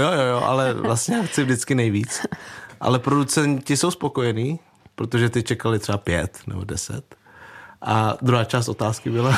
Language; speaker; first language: Czech; early bilingual, other home language; Vietnamese